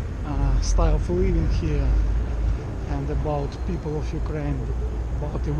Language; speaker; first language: English; non-native, learner; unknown